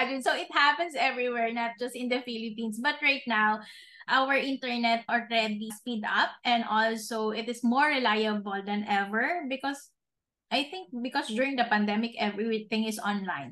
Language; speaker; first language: English; non-native, local second language; Filipino